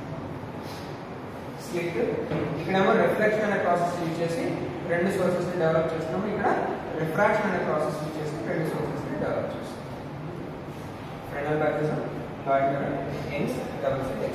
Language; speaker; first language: Telugu; native; Telugu